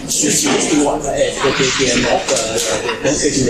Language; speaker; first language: Danish; non-native, learner; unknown